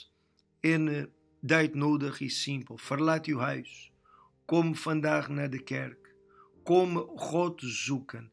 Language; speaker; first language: Dutch; non-native, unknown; Portuguese